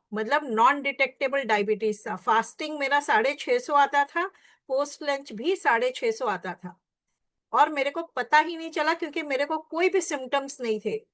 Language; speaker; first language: Hindi; non-native, local second language; Marathi